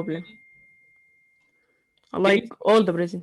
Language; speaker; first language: English; non-native, learner; Arabic